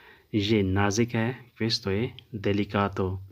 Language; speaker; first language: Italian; non-native, learner; Urdu